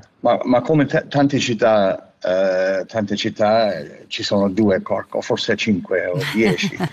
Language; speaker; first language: Italian; non-native, fluent; English